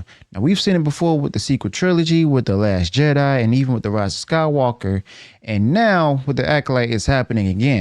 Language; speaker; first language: English; native; English